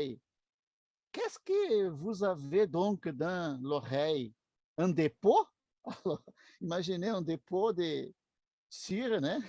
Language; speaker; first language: French; non-native, learner; Portuguese